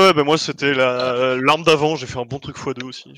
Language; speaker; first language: French; native; French